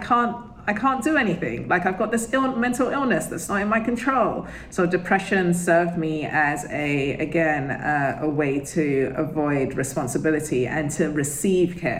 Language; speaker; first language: English; native; English